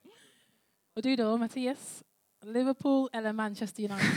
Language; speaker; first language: Swedish; non-native, learner; English